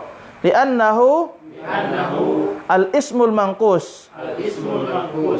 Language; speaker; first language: Arabic; non-native, fluent; Indonesian